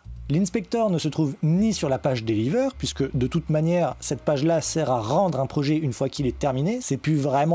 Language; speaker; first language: French; native; French